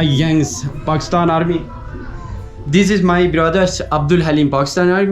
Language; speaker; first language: English; non-native, learner; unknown